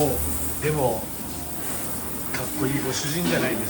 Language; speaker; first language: Japanese; native; Japanese